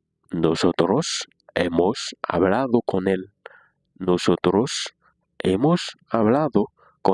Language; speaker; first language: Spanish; non-native, learner; Haitian Creole